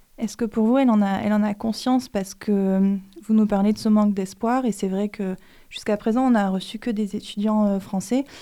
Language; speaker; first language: French; native; French